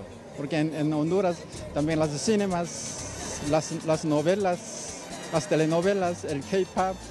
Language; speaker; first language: Spanish; non-native, fluent; Korean